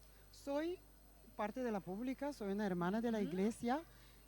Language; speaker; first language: Spanish; non-native, fluent; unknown